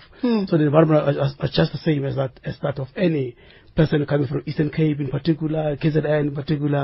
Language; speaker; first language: English; non-native, local second language; Northern Sotho